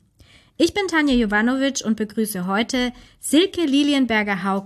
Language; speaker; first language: German; native; German